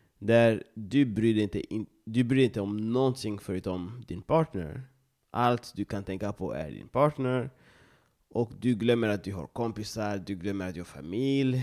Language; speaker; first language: Swedish; non-native, fluent; Lingala